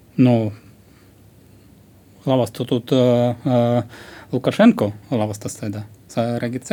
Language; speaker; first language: Estonian; non-native, local second language; Russian